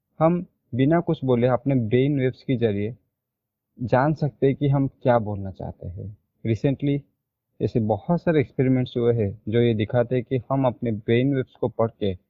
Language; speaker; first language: Hindi; native; Hindi